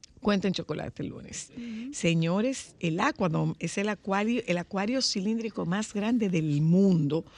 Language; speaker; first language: Spanish; native; Spanish